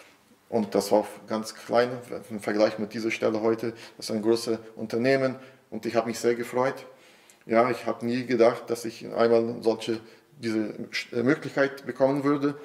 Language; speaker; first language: German; non-native, fluent; Portuguese